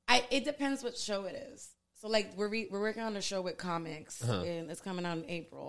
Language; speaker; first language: English; early bilingual, other home language; Spanish